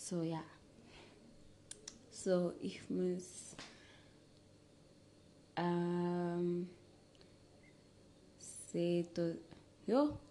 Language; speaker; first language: German; non-native, learner; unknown